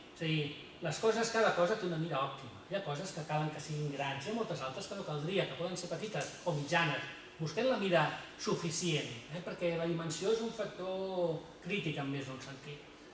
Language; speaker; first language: Catalan; native; Catalan